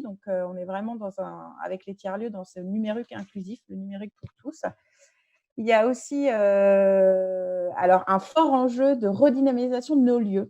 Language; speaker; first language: French; native; French